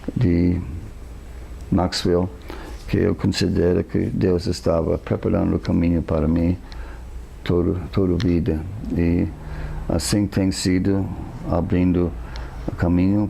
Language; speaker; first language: Portuguese; non-native, fluent; English